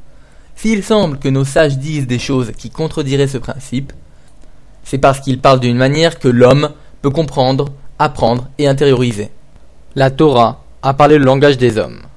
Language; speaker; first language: French; native; French